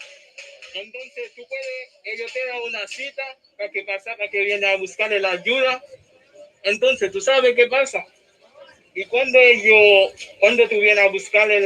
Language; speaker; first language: Spanish; non-native, learner; Haitian Creole